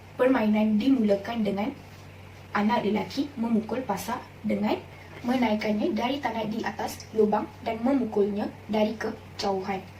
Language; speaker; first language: Malay; non-native, local second language; Malayalam